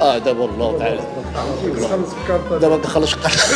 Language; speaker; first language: Arabic; native; Arabic